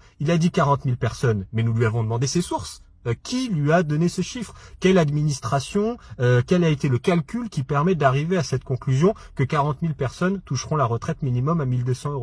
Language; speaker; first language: French; native; French